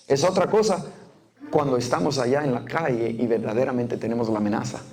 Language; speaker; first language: Spanish; native; Spanish